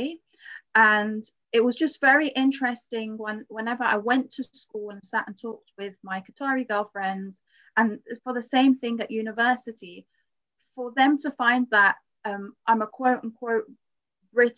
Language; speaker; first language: English; native; English